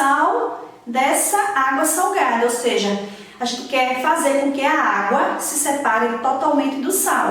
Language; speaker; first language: Portuguese; native; Portuguese